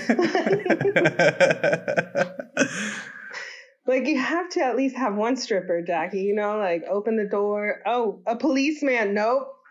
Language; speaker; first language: English; native; English